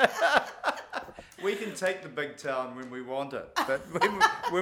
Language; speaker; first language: English; native; English